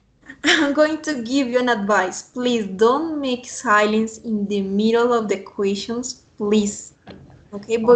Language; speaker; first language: English; non-native, fluent; Spanish